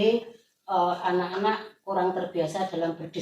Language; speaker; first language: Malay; non-native, local second language; Javanese